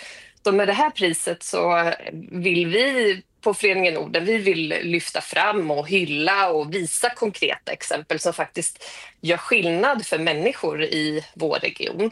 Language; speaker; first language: Swedish; native; Swedish